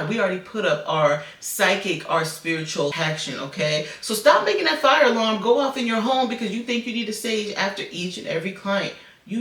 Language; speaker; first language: English; native; English